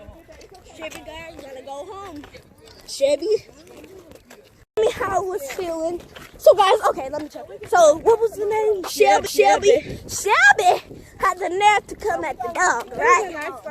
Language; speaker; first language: English; native; English